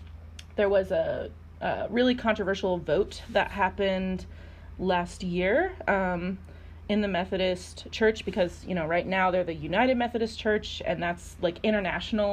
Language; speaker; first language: English; native; English